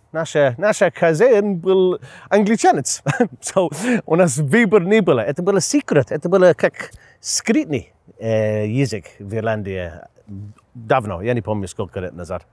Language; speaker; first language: Russian; non-native, learner; English